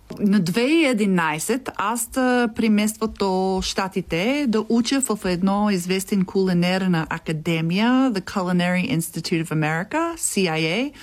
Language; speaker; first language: Bulgarian; non-native, learner; English